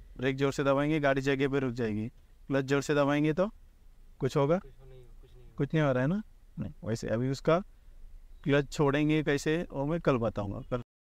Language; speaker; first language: Hindi; non-native, local second language; Marathi